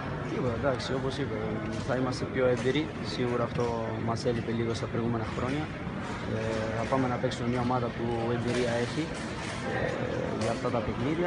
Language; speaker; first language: Greek; non-native, fluent; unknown